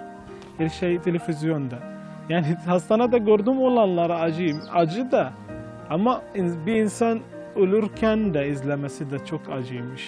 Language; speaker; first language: Turkish; non-native, fluent; Arabic